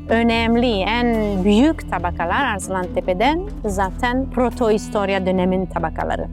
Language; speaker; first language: Turkish; non-native, learner; Italian